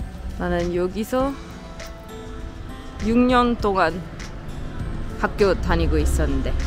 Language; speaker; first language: Korean; non-native, learner; German